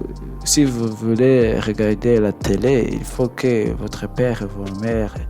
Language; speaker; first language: French; non-native, learner; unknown